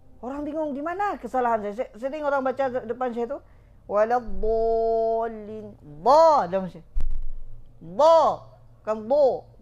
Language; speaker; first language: Malay; non-native, local second language; Achinese